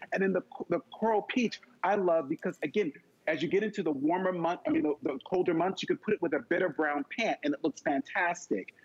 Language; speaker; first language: English; native; English